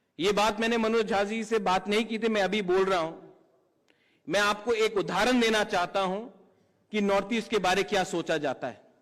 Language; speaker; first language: Hindi; non-native, local second language; Kok Borok